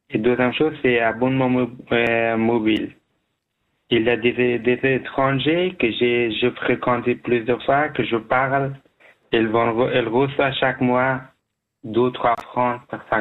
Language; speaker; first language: French; non-native, fluent; Persian